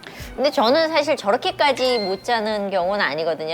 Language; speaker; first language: Korean; native; Korean